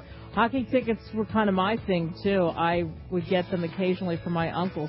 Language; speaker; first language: English; native; English